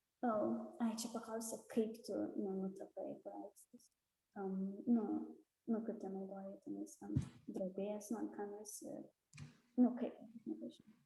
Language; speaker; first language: Lithuanian; early bilingual, heritage; Russian